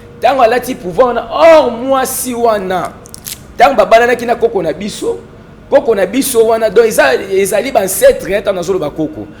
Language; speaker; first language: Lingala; non-native, local second language; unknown